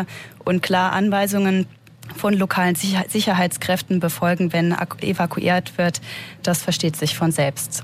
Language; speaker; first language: German; native; German